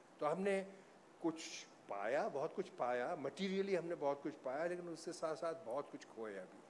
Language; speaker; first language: Urdu; native; Urdu